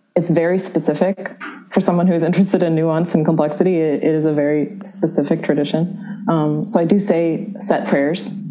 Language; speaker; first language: English; native; English